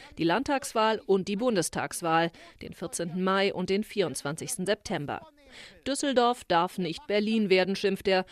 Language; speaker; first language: German; native; German